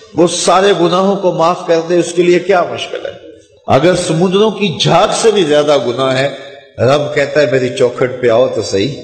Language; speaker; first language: Urdu; non-native, local second language; Punjabi